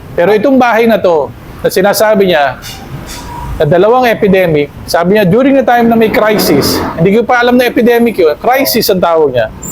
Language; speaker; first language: Filipino; native; Filipino